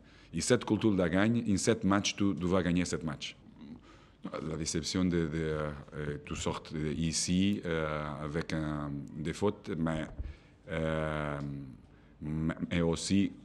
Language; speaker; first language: French; non-native, fluent; Portuguese